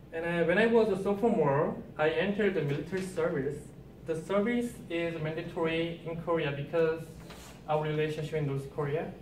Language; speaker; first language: English; non-native, learner; Korean